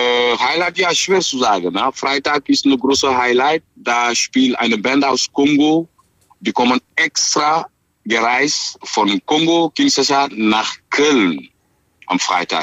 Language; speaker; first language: German; non-native, fluent; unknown